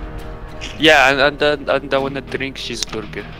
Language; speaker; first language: English; non-native, learner; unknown